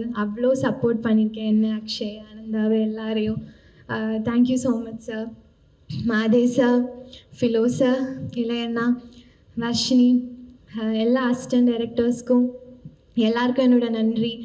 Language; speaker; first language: Tamil; non-native, fluent; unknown